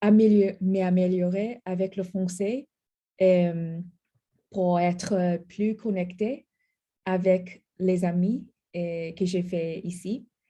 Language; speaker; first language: French; non-native, learner; English